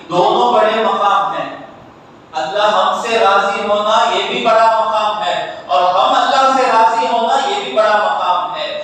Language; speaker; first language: Urdu; native; Urdu